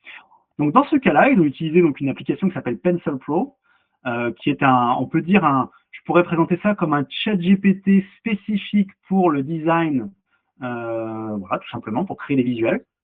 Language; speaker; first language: French; native; French